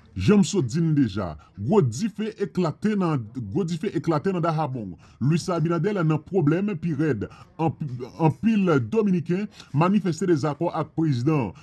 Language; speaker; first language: Haitian Creole; non-native, fluent; Spanish